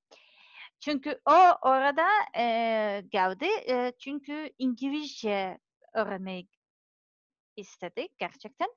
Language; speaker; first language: Turkish; non-native, learner; Serbian